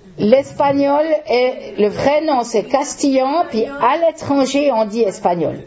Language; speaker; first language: French; native; French